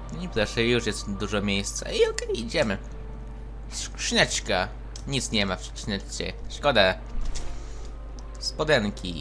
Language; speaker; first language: Polish; native; Polish